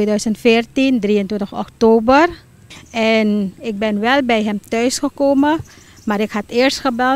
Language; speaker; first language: Dutch; non-native, local second language; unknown